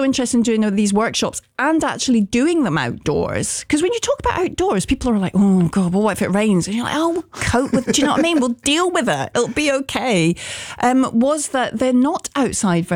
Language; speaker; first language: English; native; English